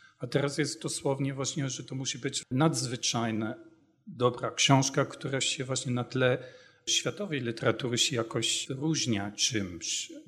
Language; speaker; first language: Polish; non-native, fluent; German